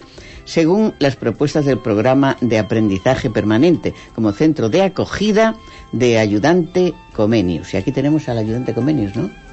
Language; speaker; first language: Spanish; native; Spanish